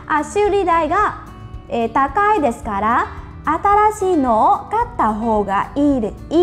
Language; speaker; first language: Japanese; non-native, fluent; Vietnamese